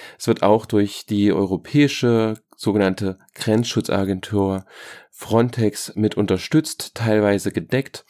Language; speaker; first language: German; native; German